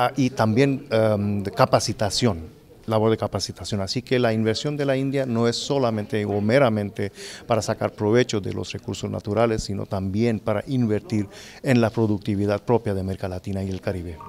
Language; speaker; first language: Spanish; non-native, fluent; Hindi